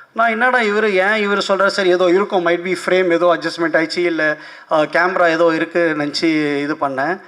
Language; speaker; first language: Tamil; non-native, local second language; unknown